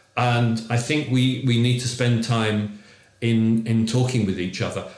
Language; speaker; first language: English; native; English